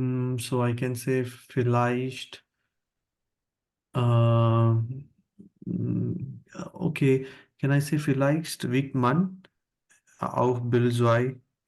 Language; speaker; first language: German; non-native, learner; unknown